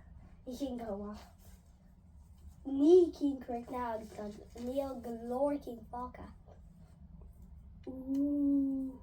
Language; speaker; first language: Irish; non-native, learner; English